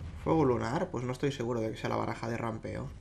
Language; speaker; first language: Spanish; native; Spanish